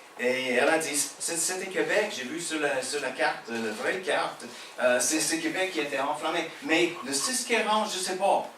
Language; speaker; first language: French; non-native, fluent; English